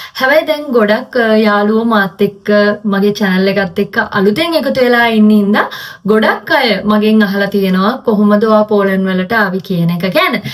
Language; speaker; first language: Sinhala; native; Sinhala